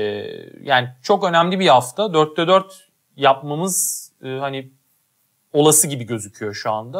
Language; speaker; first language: Turkish; native; Turkish